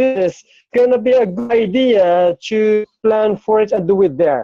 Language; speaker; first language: English; non-native, fluent; Arabic